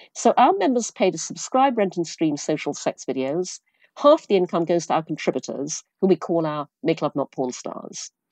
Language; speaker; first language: English; early bilingual, other home language; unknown